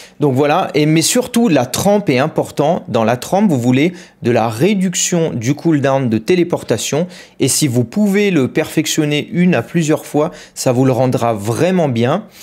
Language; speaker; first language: French; native; French